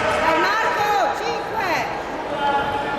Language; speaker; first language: Italian; native; Italian